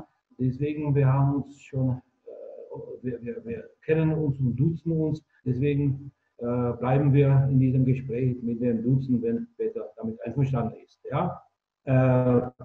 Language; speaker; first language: German; non-native, fluent; Czech